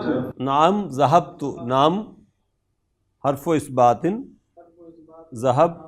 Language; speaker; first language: Arabic; non-native, fluent; Urdu